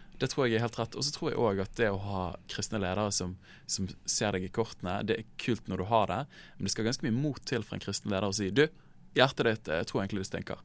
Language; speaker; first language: Norwegian; native; Norwegian